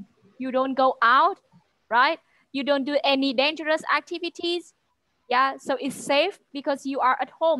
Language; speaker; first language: English; non-native, fluent; Vietnamese